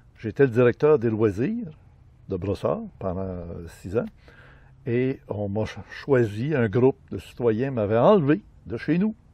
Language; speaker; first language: French; native; French